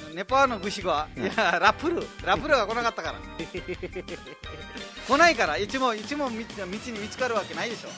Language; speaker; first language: Japanese; non-native, fluent; Nepali